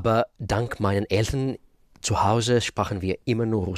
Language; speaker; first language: German; non-native, fluent; Russian